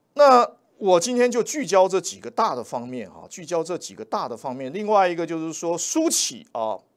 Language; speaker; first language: Chinese; native; Chinese